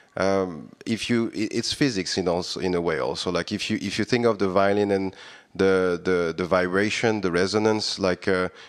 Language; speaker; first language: English; non-native, fluent; French